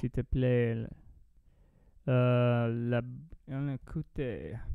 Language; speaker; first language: French; non-native, learner; English